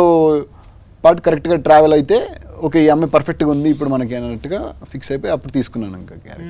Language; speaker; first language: Telugu; native; Telugu